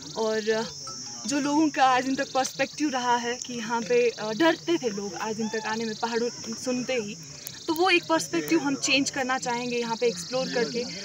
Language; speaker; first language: Hindi; non-native, local second language; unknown